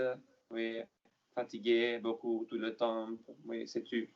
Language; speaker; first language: French; non-native, learner; Italian